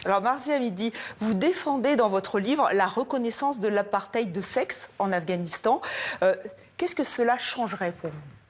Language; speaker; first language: French; native; French